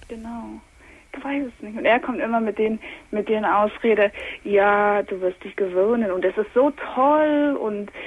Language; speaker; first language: German; early bilingual, heritage; English